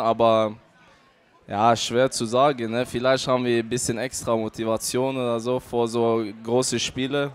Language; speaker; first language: German; non-native, fluent; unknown